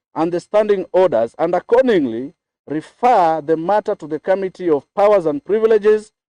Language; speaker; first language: English; non-native, local second language; Swahili